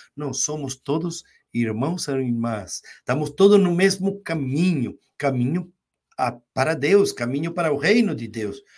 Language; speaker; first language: Portuguese; non-native, fluent; Spanish